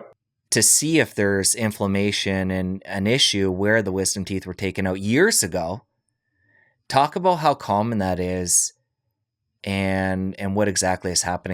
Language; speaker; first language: English; native; English